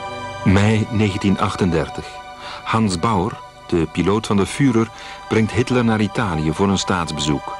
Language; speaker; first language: Dutch; native; Dutch